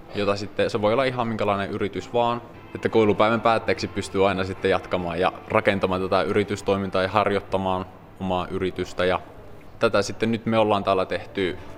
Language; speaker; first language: Finnish; native; Finnish